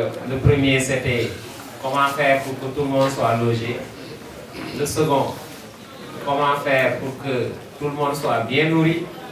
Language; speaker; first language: French; non-native, local second language; Wolof